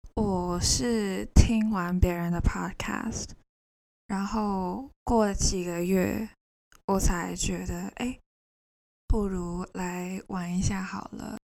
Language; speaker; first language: Chinese; non-native, local second language; Cantonese